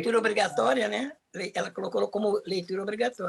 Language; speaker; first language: Portuguese; native; Portuguese